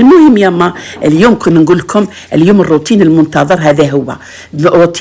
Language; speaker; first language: Arabic; native; Arabic